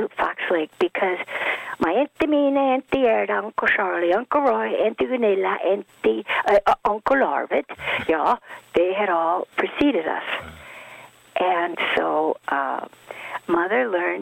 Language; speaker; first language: English; early bilingual, other home language; Swedish